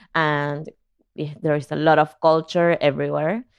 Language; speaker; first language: English; non-native, fluent; Spanish